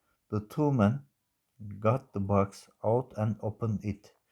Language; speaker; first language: English; non-native, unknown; Turkish